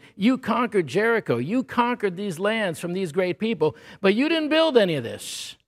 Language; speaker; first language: English; native; English